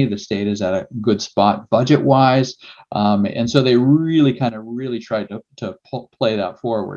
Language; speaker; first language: English; native; English